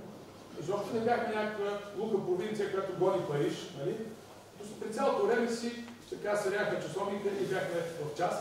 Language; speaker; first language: Bulgarian; native; Bulgarian